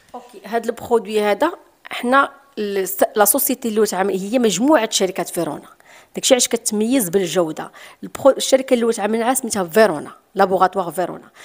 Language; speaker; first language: Arabic; native; Arabic